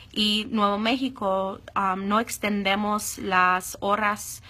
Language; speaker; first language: Spanish; early bilingual, heritage; Spanish